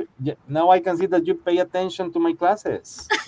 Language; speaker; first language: English; non-native, fluent; Spanish